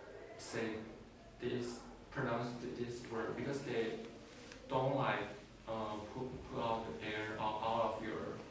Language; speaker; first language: English; non-native, learner; Chinese